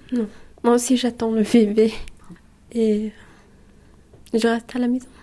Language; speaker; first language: French; non-native, learner; Arabic